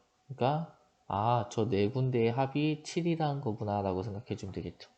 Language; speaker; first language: Korean; native; Korean